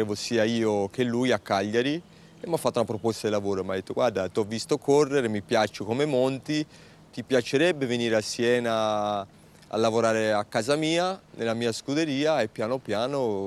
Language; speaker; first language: Italian; native; Italian